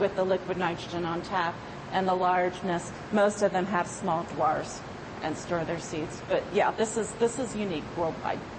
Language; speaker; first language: English; native; English